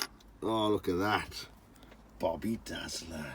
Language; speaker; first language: English; native; English